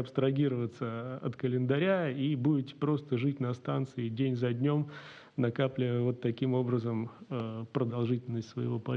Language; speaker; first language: Russian; native; Russian